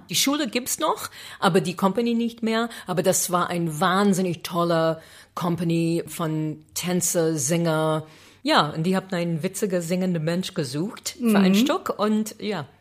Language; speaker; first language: German; non-native, fluent; English